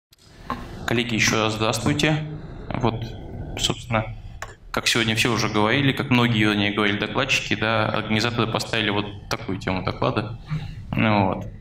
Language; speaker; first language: Russian; native; Russian